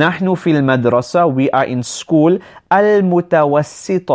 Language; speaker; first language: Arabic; non-native, fluent; English